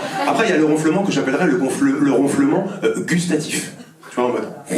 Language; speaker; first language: French; native; French